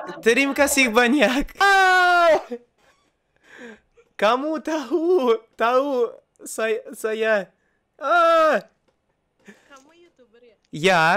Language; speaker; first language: Indonesian; non-native, learner; Russian